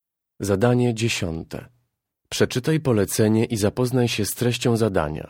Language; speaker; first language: Russian; non-native, fluent; Polish